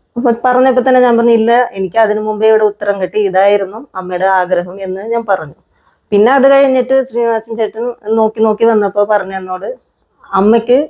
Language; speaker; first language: Malayalam; non-native, local second language; Konkani